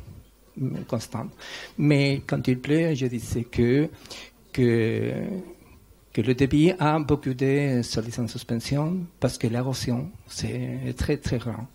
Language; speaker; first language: French; non-native, learner; Spanish